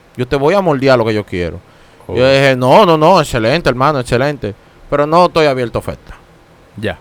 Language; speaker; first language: Spanish; native; Spanish